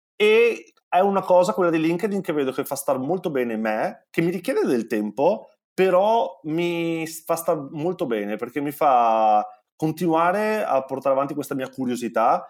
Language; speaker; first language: Italian; native; Italian